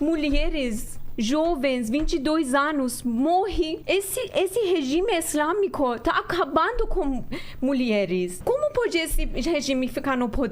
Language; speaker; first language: Portuguese; non-native, learner; Persian